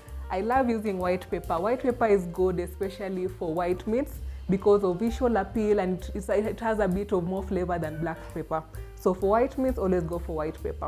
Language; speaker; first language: English; non-native, local second language; Swahili